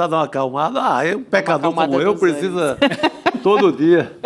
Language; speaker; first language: Portuguese; native; Portuguese